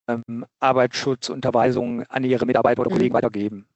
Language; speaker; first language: German; native; German